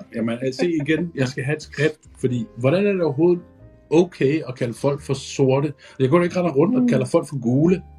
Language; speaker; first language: Danish; early bilingual, other home language; Arabic